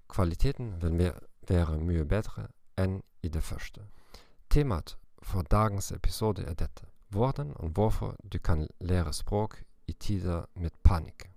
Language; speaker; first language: Norwegian; non-native, learner; German